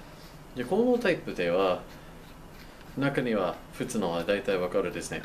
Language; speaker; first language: Japanese; non-native, learner; English